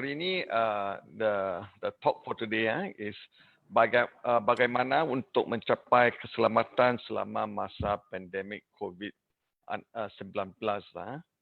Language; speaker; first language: Indonesian; non-native, learner; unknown